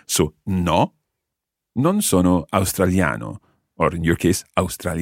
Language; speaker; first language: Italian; non-native, fluent; English